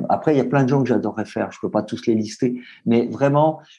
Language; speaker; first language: French; native; French